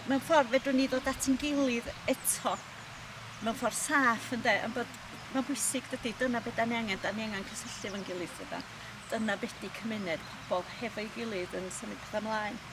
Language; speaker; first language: Welsh; native; Welsh